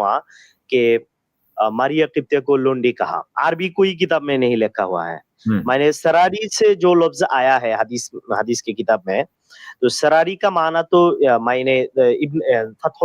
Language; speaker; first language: Hindi; non-native, learner; Bangla